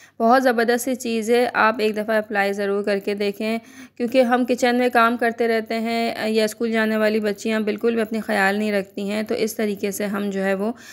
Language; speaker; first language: Hindi; native; Hindi